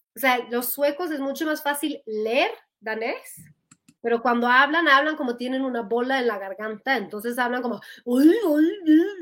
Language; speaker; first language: Spanish; non-native, fluent; Swedish